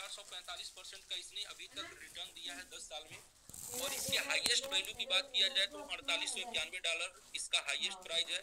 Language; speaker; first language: Hindi; native; Hindi